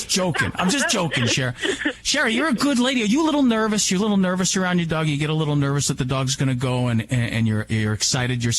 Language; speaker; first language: English; native; English